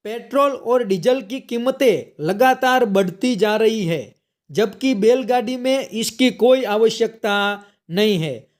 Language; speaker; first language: Hindi; non-native, local second language; Gujarati